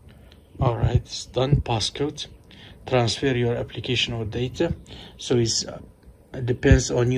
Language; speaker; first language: English; non-native, fluent; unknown